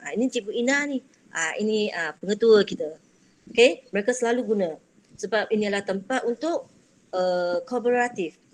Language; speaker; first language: Malay; non-native, local second language; Chinese